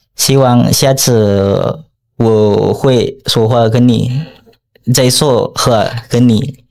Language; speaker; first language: Chinese; non-native, learner; Indonesian